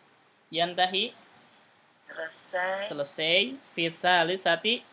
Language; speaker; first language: Arabic; non-native, fluent; Indonesian